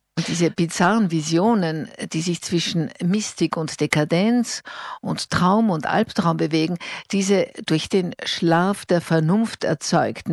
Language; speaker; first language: German; native; German